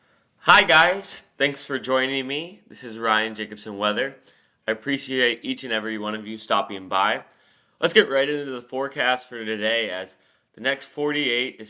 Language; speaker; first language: English; native; English